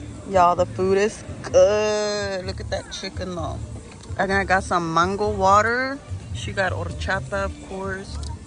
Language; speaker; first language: English; early bilingual, other home language; Spanish